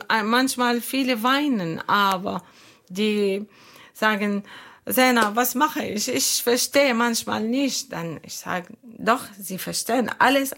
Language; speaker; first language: German; non-native, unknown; Arabic